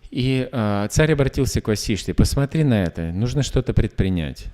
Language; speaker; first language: Russian; native; Russian